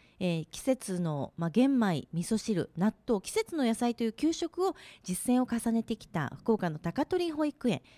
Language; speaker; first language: Japanese; native; Japanese